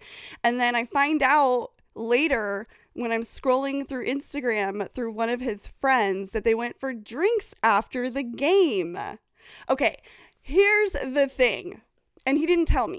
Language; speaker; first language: English; native; English